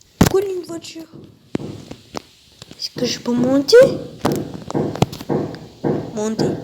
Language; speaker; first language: French; native; French